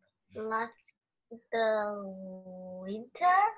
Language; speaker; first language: English; non-native, learner; Vietnamese